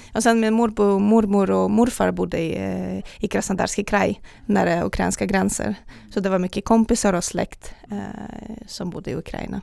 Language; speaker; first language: Swedish; non-native, fluent; Russian